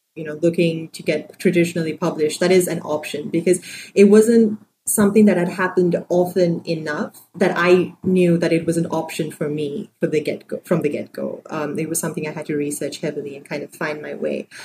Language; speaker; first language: English; non-native, local second language; Sinhala